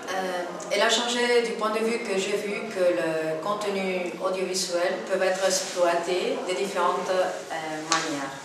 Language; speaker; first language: French; non-native, fluent; Spanish